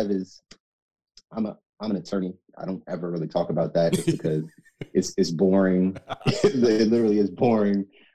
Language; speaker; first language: English; native; English